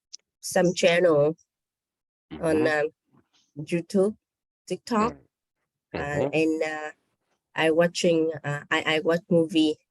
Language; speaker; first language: English; non-native, learner; Vietnamese